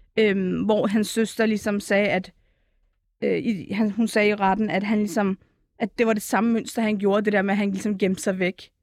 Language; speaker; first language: Danish; early bilingual, other home language; Turkish